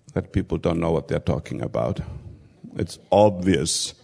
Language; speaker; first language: English; non-native, fluent; Finnish